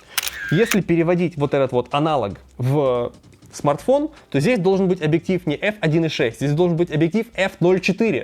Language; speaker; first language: Russian; native; Russian